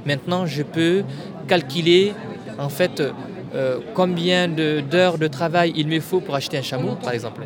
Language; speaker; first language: French; non-native, local second language; Tamasheq